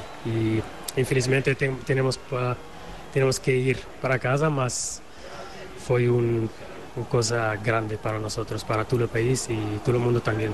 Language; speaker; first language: Spanish; non-native, learner; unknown